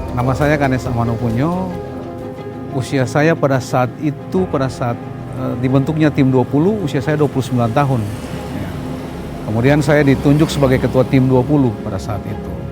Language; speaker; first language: Indonesian; native; Indonesian